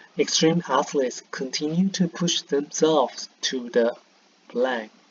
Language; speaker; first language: English; non-native, fluent; Chinese